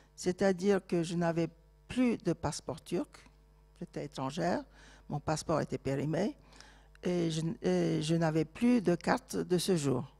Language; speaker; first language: French; non-native, fluent; Turkish